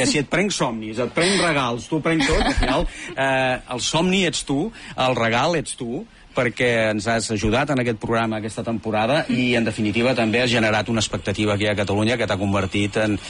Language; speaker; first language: Catalan; native; Catalan